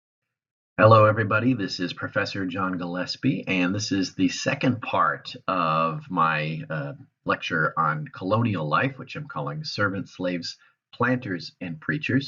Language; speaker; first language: English; native; English